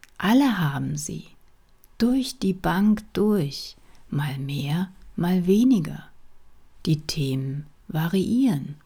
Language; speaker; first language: German; native; German